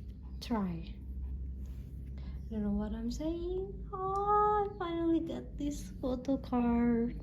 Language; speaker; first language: English; non-native, learner; Indonesian